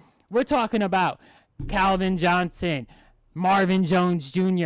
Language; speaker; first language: English; native; English